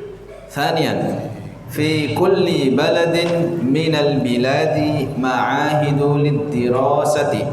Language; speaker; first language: Arabic; non-native, fluent; Indonesian